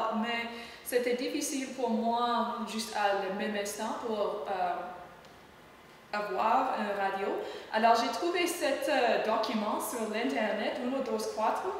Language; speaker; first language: French; non-native, learner; English